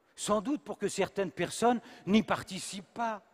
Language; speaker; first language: French; native; French